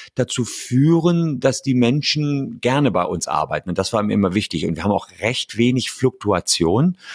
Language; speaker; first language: German; native; German